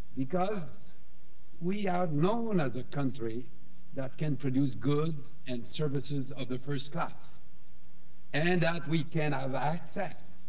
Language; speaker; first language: English; non-native, fluent; French